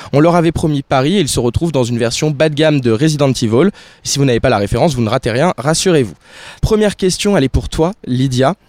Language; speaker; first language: French; native; French